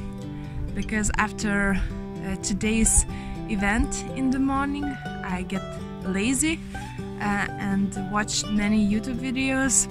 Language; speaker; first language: English; non-native, learner; Lithuanian